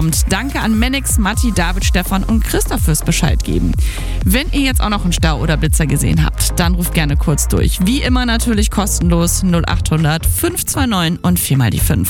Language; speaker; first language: German; native; German